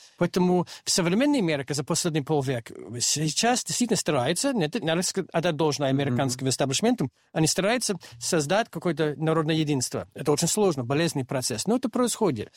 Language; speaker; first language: Russian; non-native, fluent; English